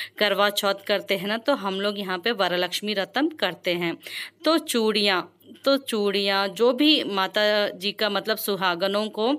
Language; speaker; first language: Hindi; non-native, local second language; Telugu